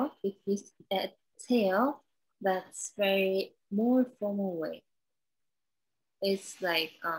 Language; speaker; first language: English; non-native, learner; Korean